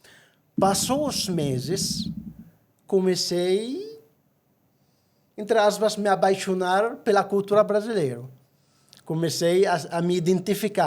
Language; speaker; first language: Portuguese; non-native, fluent; Arabic